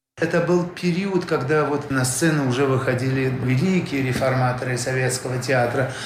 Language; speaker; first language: Russian; non-native, local second language; Tajik